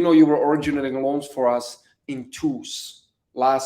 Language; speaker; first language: English; native; English